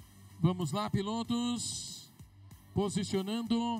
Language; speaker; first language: Portuguese; native; Portuguese